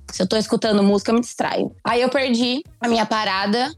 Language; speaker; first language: Portuguese; native; Portuguese